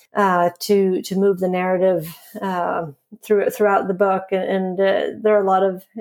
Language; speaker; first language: English; non-native, fluent; Swedish